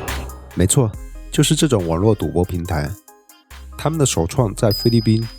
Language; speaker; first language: Chinese; native; Chinese